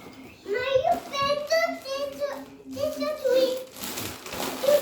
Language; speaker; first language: Italian; early bilingual, other home language; Albanian